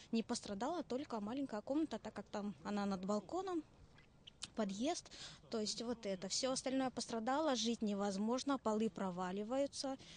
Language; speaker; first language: Russian; native; Russian